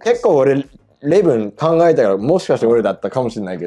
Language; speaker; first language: Japanese; non-native, fluent; English